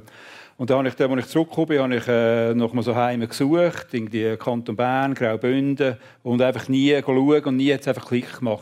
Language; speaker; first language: German; native; German